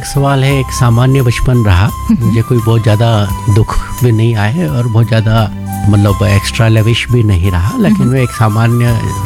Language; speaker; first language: Hindi; native; Hindi